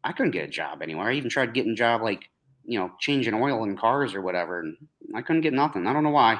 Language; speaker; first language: English; native; English